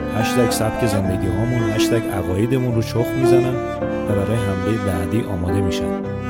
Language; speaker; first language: Persian; native; Persian